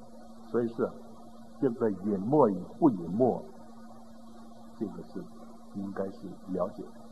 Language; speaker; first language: Chinese; native; Chinese